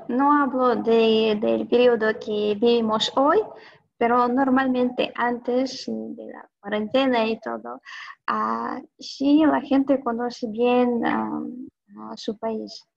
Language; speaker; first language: Spanish; non-native, fluent; Russian